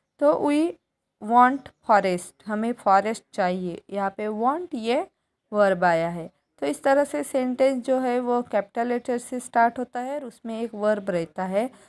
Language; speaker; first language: Hindi; non-native, local second language; Marathi